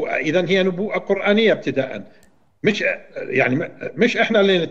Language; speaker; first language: Arabic; native; Arabic